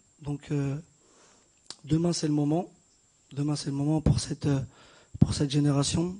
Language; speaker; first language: French; native; French